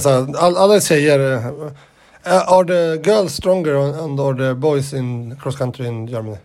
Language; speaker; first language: English; non-native, learner; Swedish